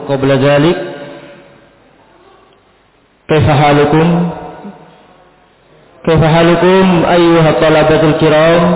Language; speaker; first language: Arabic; non-native, fluent; Indonesian